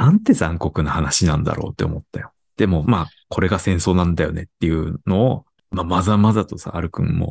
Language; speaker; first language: Japanese; native; Japanese